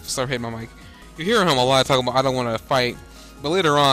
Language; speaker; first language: English; native; English